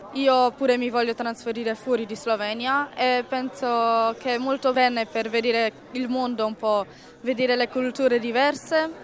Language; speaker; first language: Italian; early bilingual, heritage; Italian